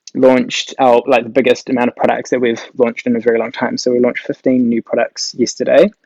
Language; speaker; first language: English; native; English